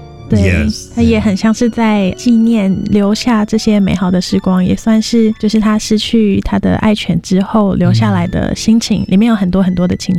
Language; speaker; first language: Chinese; native; Chinese